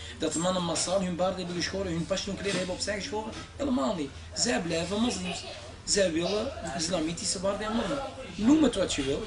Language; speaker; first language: Dutch; early bilingual, other home language; Arabic